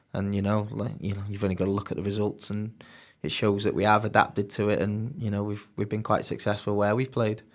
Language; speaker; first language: English; native; English